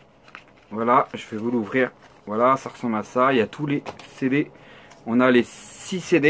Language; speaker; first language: French; native; French